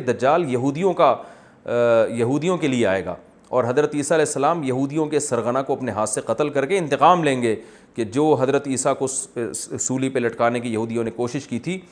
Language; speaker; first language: Urdu; native; Urdu